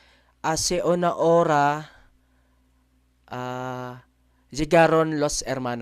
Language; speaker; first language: Spanish; non-native, learner; Filipino